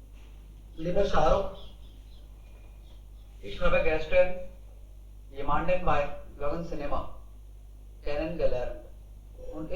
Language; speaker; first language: German; non-native, learner; Hindi